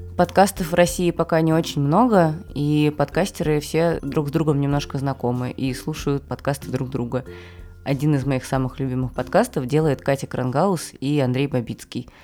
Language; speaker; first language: Russian; native; Russian